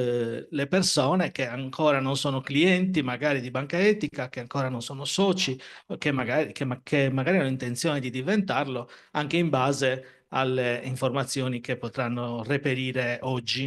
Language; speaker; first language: Italian; native; Italian